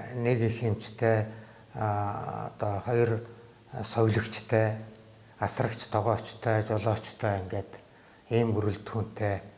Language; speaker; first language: Mongolian; native; Mongolian